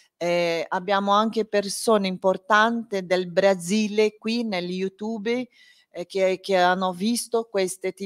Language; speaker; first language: Italian; non-native, learner; Portuguese